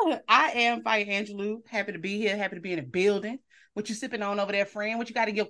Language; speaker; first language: English; native; English